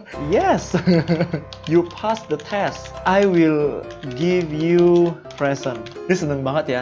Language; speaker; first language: English; non-native, learner; Indonesian